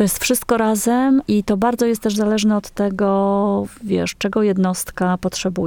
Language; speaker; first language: Polish; native; Polish